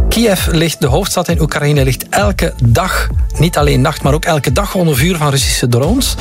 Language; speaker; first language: Dutch; native; Dutch